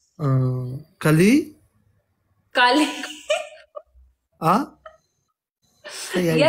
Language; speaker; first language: Hindi; non-native, local second language; Pashto